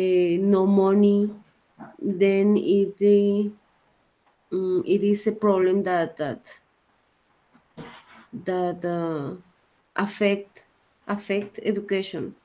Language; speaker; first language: English; non-native, learner; Spanish